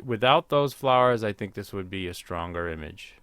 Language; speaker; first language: English; native; English